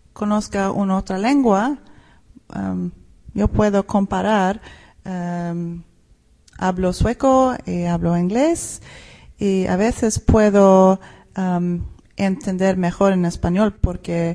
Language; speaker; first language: Spanish; non-native, fluent; Swedish